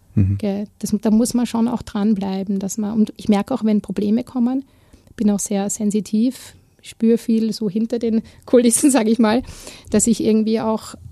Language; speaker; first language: German; native; German